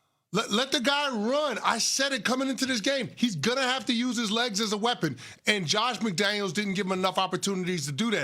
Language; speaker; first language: English; native; English